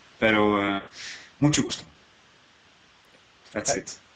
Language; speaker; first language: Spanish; non-native, learner; Swedish